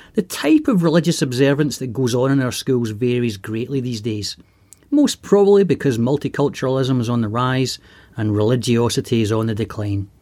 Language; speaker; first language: English; native; English